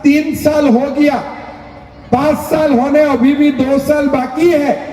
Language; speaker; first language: Hindi; non-native, local second language; Bangla